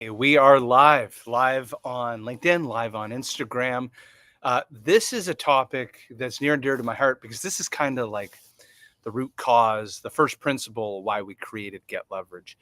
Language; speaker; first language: English; native; English